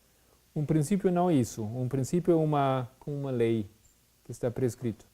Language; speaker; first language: Portuguese; non-native, fluent; Spanish